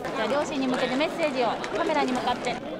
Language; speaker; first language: Japanese; native; Japanese